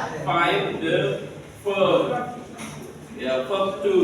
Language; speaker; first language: English; non-native, learner; Indonesian